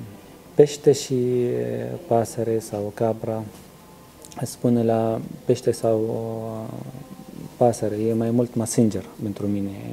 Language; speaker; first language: Romanian; non-native, learner; Arabic